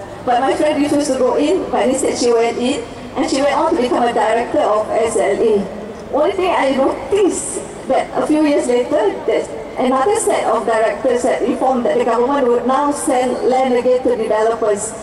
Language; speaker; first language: English; non-native, local second language; Malay